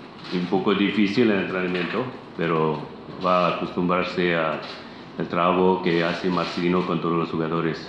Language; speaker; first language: Spanish; non-native, fluent; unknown